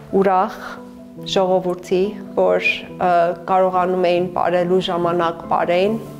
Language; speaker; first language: Armenian; early bilingual, heritage; Armenian